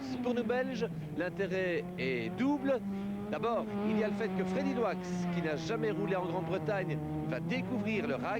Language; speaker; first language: French; native; French